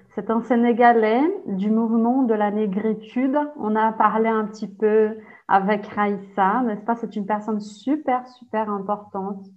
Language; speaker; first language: French; non-native, fluent; Portuguese